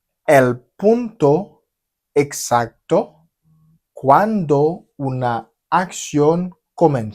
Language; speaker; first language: Spanish; non-native, fluent; Haitian Creole